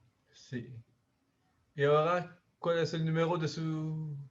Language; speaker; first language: Spanish; non-native, learner; French